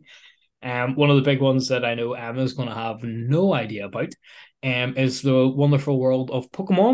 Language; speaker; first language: English; native; English